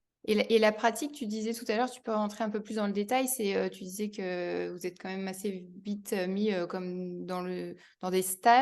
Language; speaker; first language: French; native; French